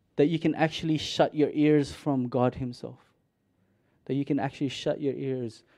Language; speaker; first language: English; non-native, local second language; Cebuano